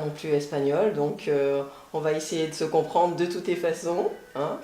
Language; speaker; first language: French; native; French